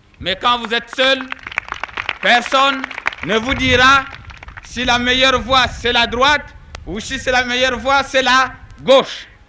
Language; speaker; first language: French; non-native, local second language; Kongo